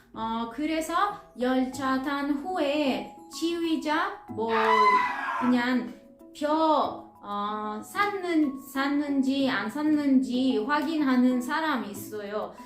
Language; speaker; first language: Korean; non-native, fluent; Italian